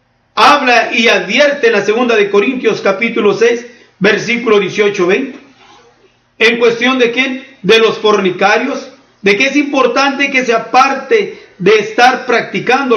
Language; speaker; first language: Spanish; native; Spanish